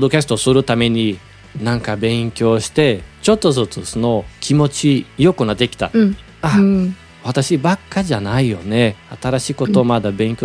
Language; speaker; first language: Japanese; non-native, learner; Portuguese